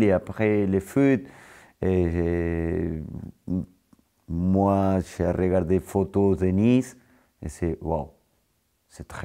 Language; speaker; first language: French; non-native, fluent; Spanish